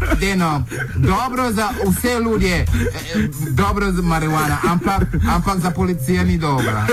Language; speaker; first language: Slovenian; non-native, learner; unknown